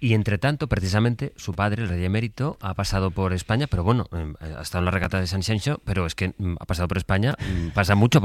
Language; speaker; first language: Spanish; native; Spanish